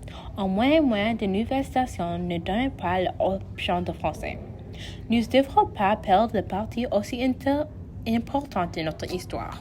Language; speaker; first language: French; non-native, learner; English